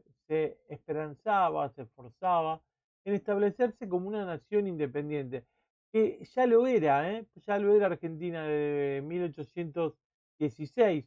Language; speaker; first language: Spanish; native; Spanish